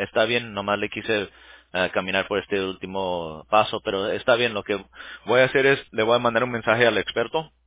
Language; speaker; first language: Spanish; early bilingual, heritage; English